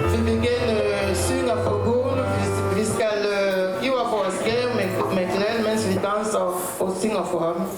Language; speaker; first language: Danish; non-native, learner; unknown